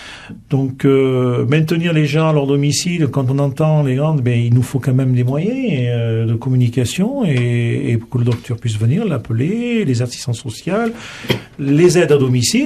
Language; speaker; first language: French; native; French